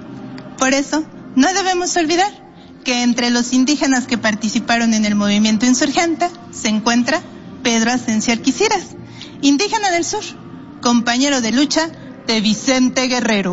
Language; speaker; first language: Spanish; native; Spanish